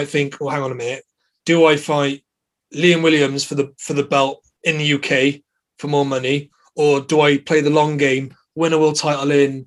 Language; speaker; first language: English; native; English